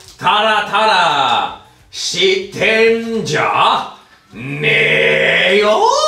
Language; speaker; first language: Japanese; non-native, learner; English